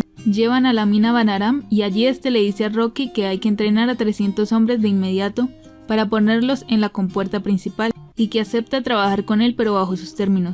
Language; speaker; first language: Spanish; native; Spanish